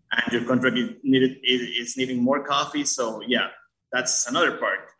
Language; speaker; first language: English; early bilingual, other home language; Spanish